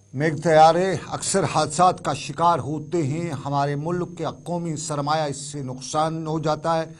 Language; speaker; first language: Urdu; non-native, local second language; Kashmiri